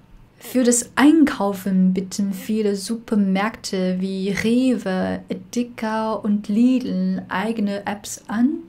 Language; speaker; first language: German; non-native, fluent; Chinese